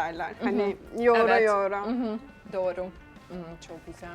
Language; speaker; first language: Turkish; non-native, fluent; Hungarian